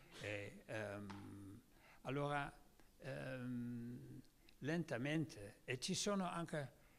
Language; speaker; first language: Italian; non-native, learner; Dutch